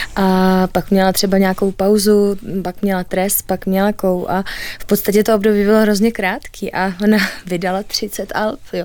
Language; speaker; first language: Czech; native; Czech